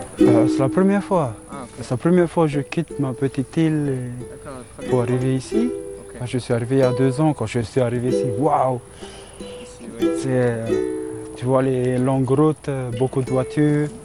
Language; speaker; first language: French; non-native, local second language; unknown